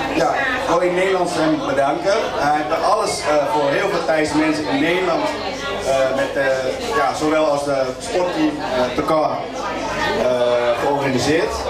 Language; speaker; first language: Dutch; non-native, learner; Thai